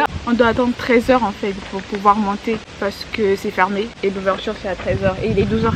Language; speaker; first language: French; native; French